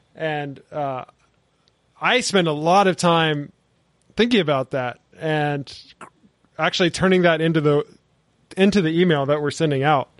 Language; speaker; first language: English; native; English